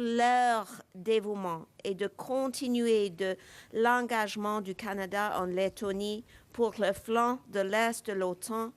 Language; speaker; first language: French; non-native, local second language; English